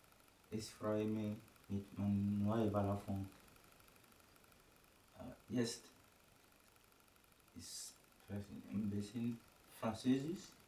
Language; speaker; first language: German; non-native, learner; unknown